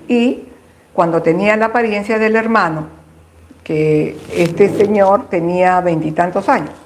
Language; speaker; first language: Spanish; native; Spanish